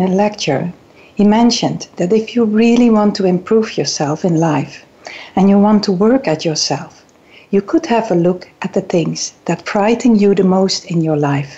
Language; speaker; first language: English; non-native, fluent; Dutch